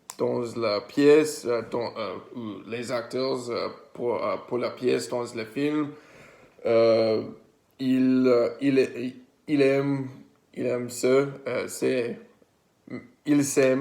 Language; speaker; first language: French; non-native, learner; English